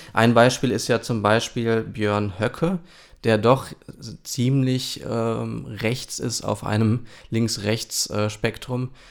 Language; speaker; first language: German; early bilingual, other home language; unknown